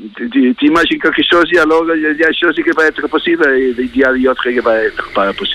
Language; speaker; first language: French; non-native, learner; Spanish